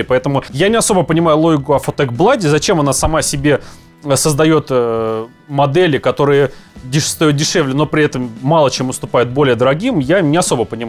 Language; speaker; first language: Russian; native; Russian